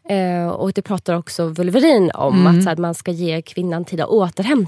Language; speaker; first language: Swedish; native; Swedish